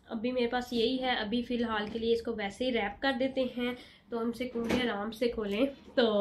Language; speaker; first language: Urdu; native; Urdu